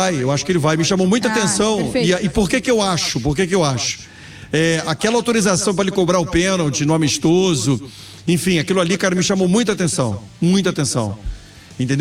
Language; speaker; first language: Portuguese; native; Portuguese